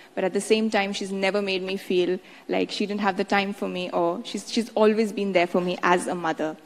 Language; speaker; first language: English; non-native, local second language; Hindi